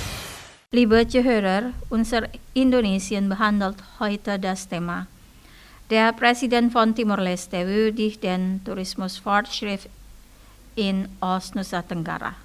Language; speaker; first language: German; non-native, fluent; Indonesian